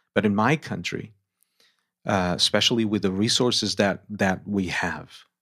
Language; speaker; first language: English; non-native, fluent; Portuguese